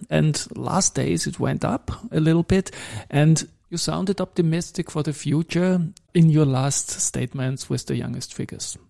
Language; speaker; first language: English; non-native, fluent; German